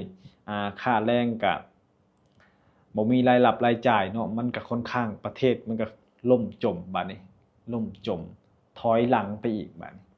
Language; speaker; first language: Thai; non-native, local second language; Lao